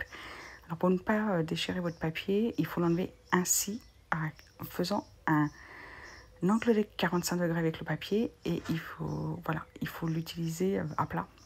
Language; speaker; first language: French; native; French